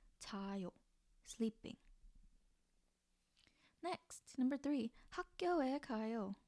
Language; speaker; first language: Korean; non-native, learner; English